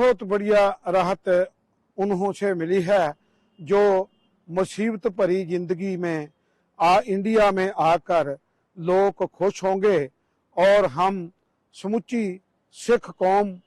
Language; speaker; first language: Hindi; non-native, local second language; Punjabi